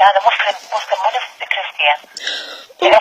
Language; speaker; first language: Arabic; native; Arabic